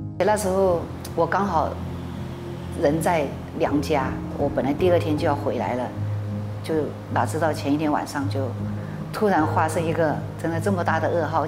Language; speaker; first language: Chinese; native; Chinese